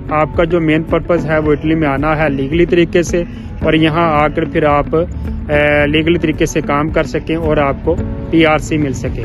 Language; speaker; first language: Urdu; native; Urdu